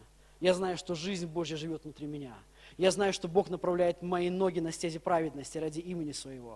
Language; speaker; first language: Russian; native; Russian